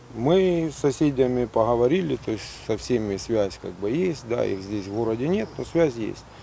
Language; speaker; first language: Russian; native; Russian